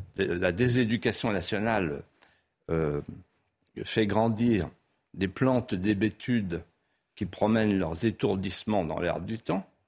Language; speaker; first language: French; non-native, local second language; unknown